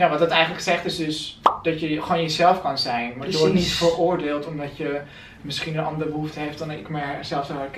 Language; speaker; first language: Dutch; native; Dutch